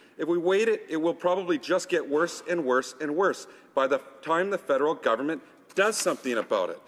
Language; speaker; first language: English; native; English